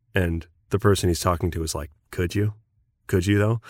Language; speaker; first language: English; native; English